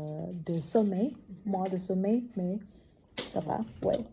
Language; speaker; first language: French; non-native, learner; Vietnamese